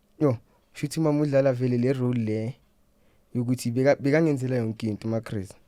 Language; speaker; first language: Zulu; non-native, local second language; Southern Sotho